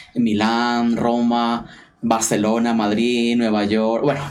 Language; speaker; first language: Spanish; native; Spanish